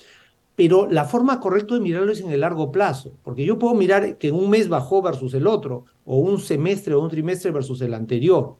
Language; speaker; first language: Spanish; native; Spanish